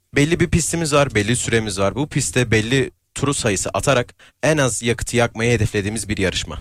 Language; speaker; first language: Turkish; native; Turkish